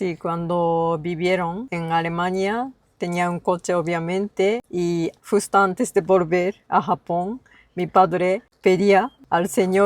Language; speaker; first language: Spanish; non-native, learner; Japanese